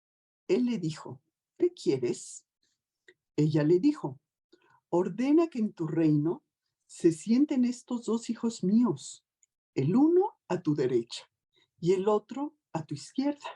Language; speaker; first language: Spanish; native; Spanish